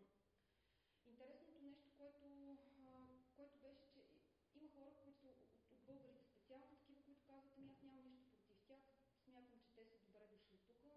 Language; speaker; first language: Bulgarian; native; Bulgarian